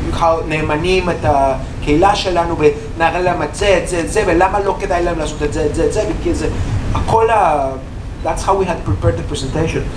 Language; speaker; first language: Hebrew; non-native, learner; English